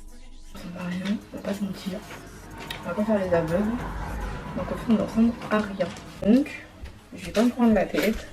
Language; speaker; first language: French; native; French